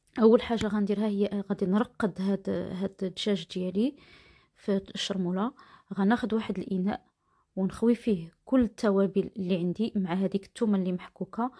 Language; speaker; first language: Arabic; native; Arabic